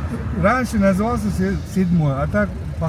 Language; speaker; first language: Russian; non-native, local second language; Uzbek